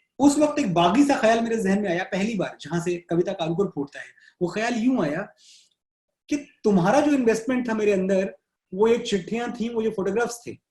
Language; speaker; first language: Hindi; native; Hindi